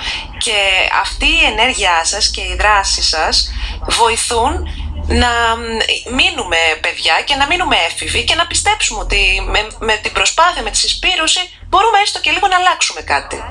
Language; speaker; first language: Greek; native; Greek